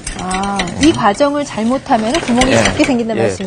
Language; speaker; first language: Korean; native; Korean